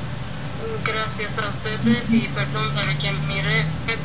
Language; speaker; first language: Spanish; non-native, learner; Persian